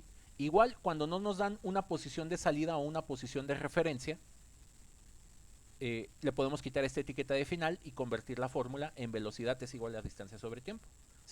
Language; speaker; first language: Spanish; native; Spanish